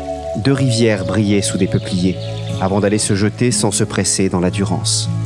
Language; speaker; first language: French; native; French